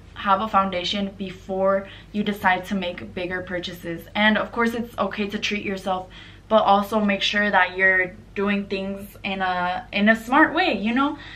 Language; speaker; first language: English; native; English